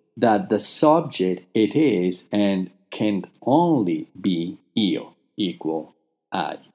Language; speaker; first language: English; non-native, fluent; Italian